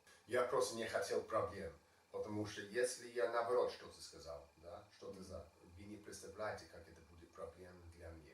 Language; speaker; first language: Russian; non-native, learner; English